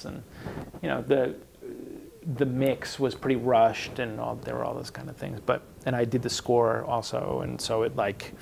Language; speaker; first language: English; native; English